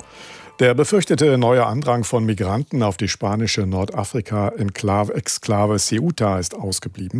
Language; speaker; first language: German; native; German